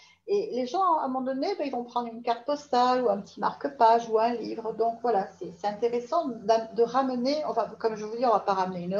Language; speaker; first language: French; native; French